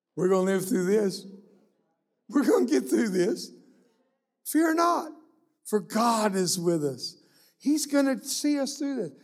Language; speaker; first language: English; early bilingual, other home language; Spanish